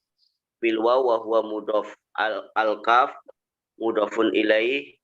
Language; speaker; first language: Arabic; non-native, learner; Indonesian